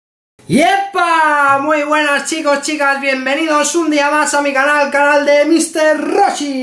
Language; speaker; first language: Spanish; native; Spanish